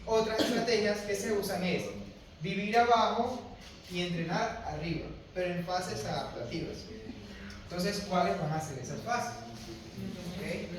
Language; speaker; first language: Spanish; native; Spanish